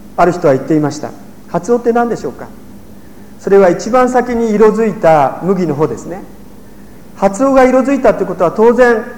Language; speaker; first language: Japanese; native; Japanese